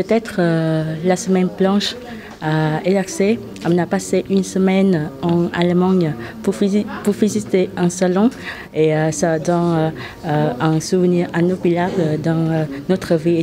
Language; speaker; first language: French; non-native, fluent; Vietnamese